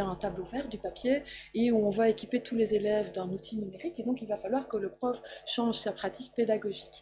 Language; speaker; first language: French; native; French